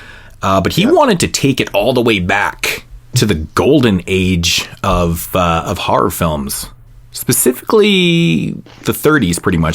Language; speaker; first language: English; native; English